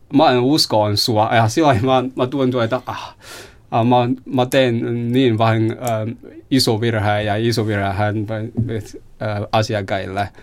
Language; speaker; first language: Finnish; non-native, fluent; Chinese